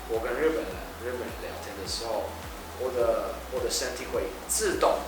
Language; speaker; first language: Chinese; non-native, fluent; Polish